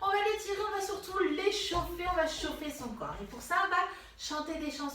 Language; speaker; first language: French; native; French